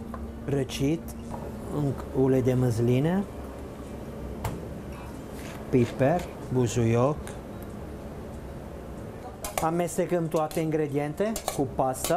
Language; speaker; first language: Romanian; non-native, fluent; Italian